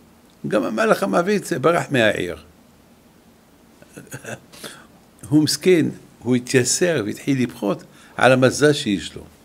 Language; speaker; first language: Hebrew; non-native, fluent; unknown